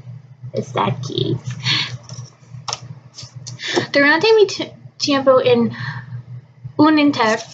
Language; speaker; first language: Spanish; non-native, learner; English